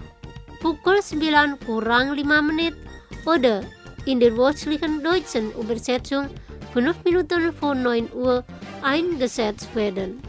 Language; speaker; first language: German; non-native, fluent; Indonesian